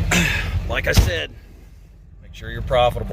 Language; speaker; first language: English; native; English